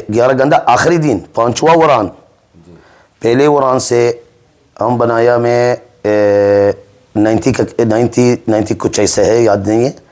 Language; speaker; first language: Hindi; non-native, learner; Arabic